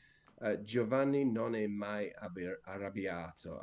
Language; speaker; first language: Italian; non-native, learner; English